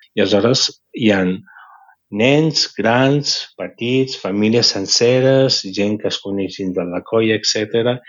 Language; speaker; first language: Catalan; native; Catalan